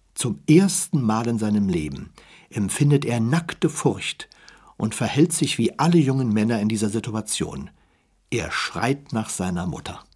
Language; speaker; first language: German; native; German